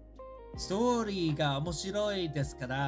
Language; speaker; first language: Japanese; non-native, learner; English